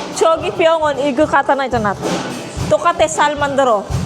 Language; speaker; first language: Korean; non-native, learner; Filipino